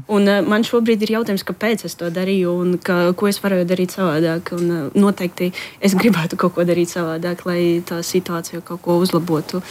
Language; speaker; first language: Latvian; early bilingual, heritage; Latvian